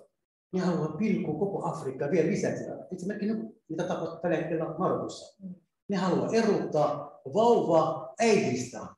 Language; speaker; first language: Finnish; non-native, learner; Arabic